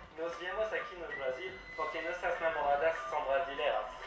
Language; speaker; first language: Portuguese; non-native, learner; French